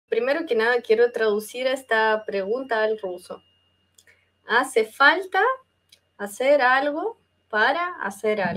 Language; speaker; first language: Spanish; non-native, fluent; Russian